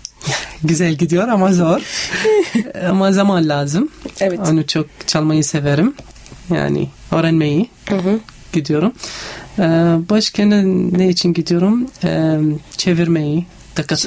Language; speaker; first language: Turkish; non-native, fluent; Arabic